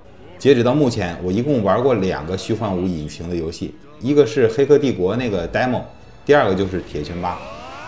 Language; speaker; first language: Chinese; native; Chinese